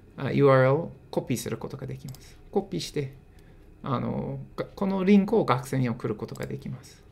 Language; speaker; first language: Japanese; non-native, fluent; English